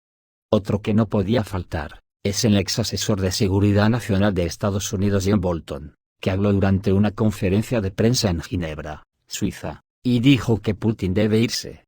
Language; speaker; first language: Spanish; native; Spanish